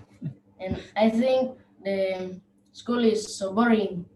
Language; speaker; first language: English; non-native, learner; Indonesian